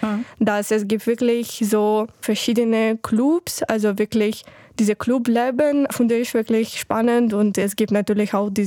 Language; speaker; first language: German; non-native, fluent; Ukrainian